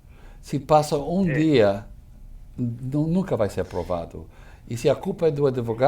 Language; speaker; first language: Portuguese; non-native, fluent; English